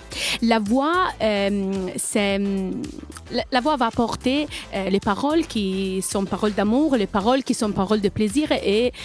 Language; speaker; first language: French; non-native, learner; Italian